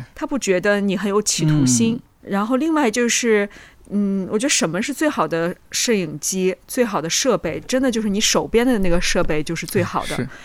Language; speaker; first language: Chinese; native; Chinese